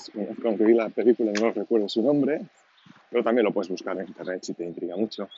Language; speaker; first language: Spanish; non-native, local second language; Catalan